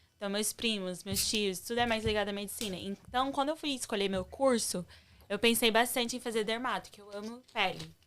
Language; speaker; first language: Portuguese; early bilingual, other home language; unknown